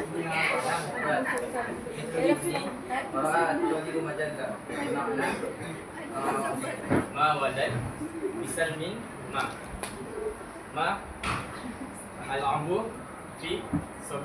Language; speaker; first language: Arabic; non-native, learner; Malay